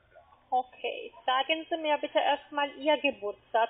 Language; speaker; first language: German; non-native, fluent; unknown